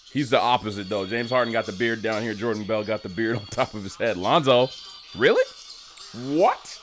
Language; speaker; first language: English; native; English